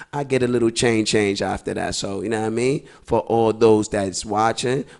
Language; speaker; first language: English; early bilingual, other home language; Spanish